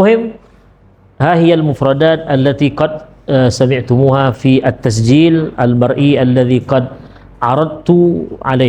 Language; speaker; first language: Arabic; non-native, fluent; Indonesian